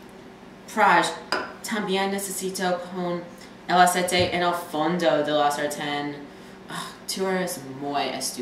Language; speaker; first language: Spanish; non-native, learner; English